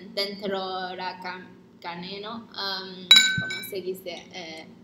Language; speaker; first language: Spanish; non-native, learner; Chinese